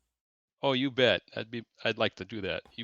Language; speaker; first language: English; native; English